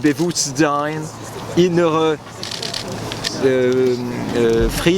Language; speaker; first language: German; non-native, local second language; French